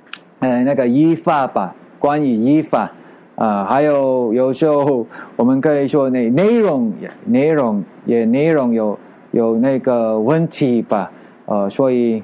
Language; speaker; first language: Chinese; non-native, learner; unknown